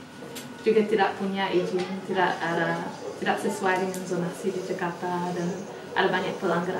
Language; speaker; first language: Indonesian; non-native, fluent; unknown